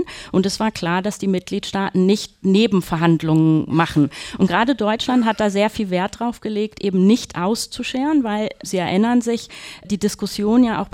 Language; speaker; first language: German; native; German